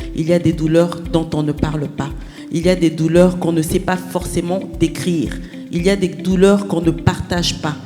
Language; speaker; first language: French; non-native, local second language; Lingala